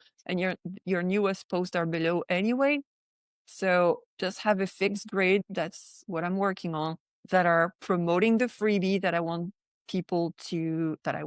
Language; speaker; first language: English; non-native, fluent; French